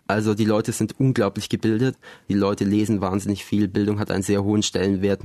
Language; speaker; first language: German; native; German